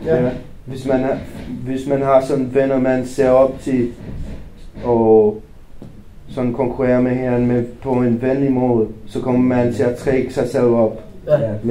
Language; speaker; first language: Danish; non-native, fluent; Romanian